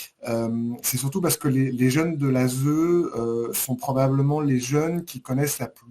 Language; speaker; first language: French; native; French